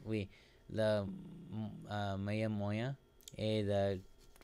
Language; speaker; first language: French; non-native, learner; English